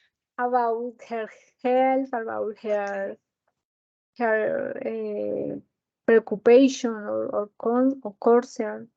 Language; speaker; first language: English; non-native, learner; Spanish